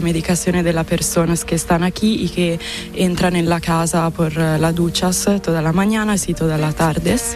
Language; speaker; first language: Spanish; non-native, fluent; Italian